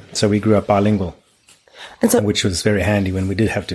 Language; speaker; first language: English; non-native, local second language; German